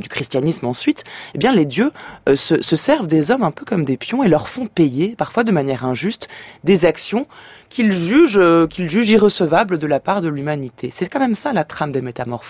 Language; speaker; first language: French; native; French